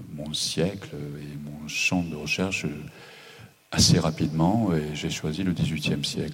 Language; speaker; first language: French; non-native, fluent; Japanese